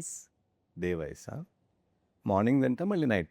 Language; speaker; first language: Telugu; native; Telugu